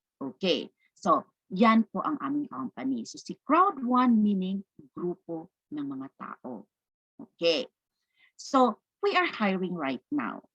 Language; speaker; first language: Filipino; non-native, local second language; Cebuano